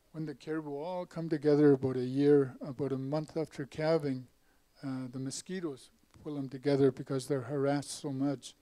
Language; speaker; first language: English; native; English